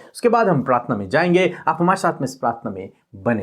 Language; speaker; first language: Hindi; native; Hindi